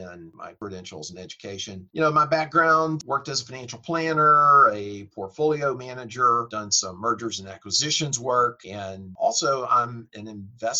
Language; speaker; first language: English; native; English